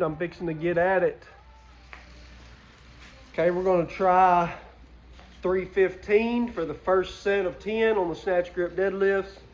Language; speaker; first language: English; native; English